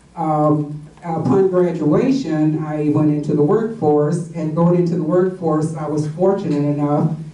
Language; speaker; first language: English; native; English